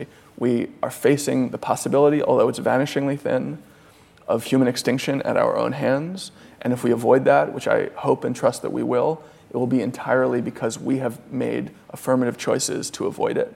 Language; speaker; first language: English; native; English